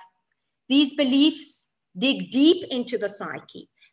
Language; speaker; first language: English; non-native, fluent; Polish